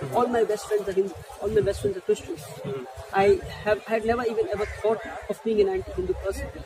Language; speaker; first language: English; non-native, local second language; Urdu